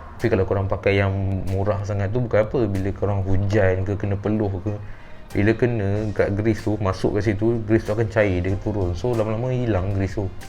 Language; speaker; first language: Malay; native; Malay